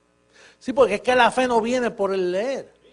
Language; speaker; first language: Spanish; native; Spanish